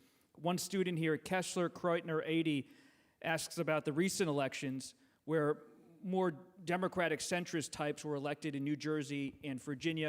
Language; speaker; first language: English; native; English